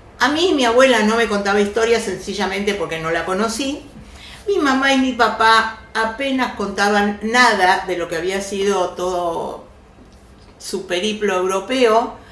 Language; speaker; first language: Spanish; early bilingual, other home language; Yiddish